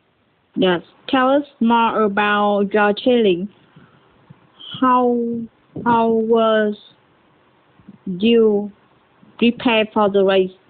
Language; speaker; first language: English; non-native, learner; Vietnamese